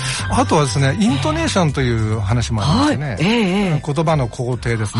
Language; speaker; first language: Japanese; native; Japanese